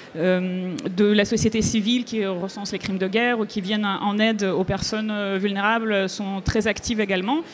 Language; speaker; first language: French; non-native, fluent; Ukrainian